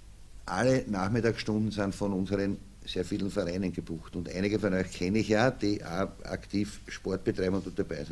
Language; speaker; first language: German; native; German